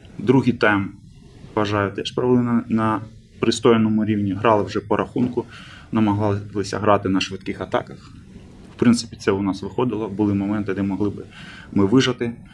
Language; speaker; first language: Ukrainian; native; Ukrainian